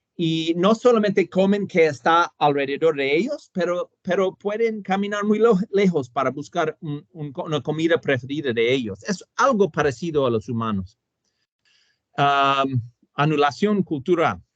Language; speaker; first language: Spanish; non-native, fluent; English